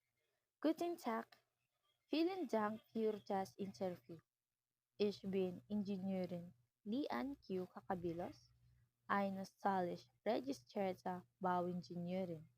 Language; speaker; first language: German; non-native, learner; Filipino